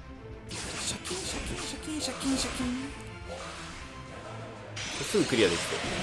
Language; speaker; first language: Japanese; native; Japanese